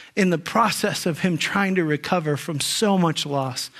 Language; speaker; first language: English; native; English